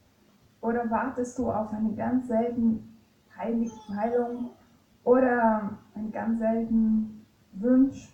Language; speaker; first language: German; non-native, fluent; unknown